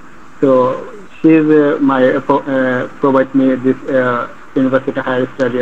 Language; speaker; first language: English; non-native, learner; Bangla